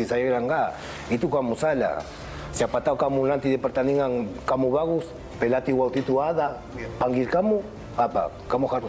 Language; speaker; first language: Indonesian; non-native, fluent; Spanish